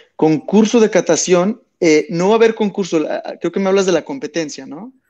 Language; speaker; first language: Spanish; early bilingual, heritage; Spanish